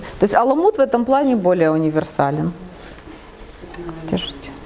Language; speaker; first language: Russian; native; Russian